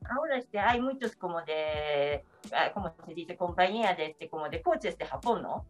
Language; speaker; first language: Spanish; non-native, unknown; Japanese